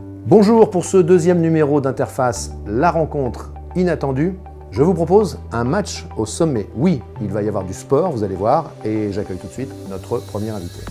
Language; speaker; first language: French; native; French